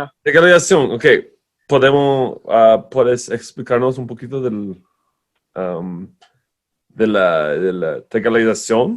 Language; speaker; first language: Spanish; non-native, fluent; English